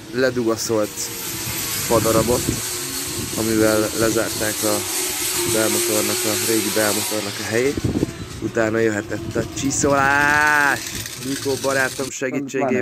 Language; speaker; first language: Hungarian; native; Hungarian